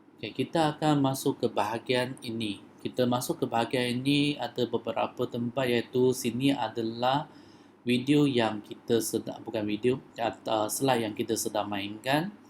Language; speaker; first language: Malay; non-native, local second language; Chinese